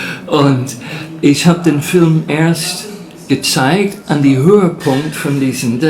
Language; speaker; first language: German; non-native, fluent; English